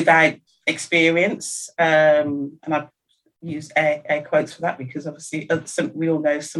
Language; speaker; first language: English; native; English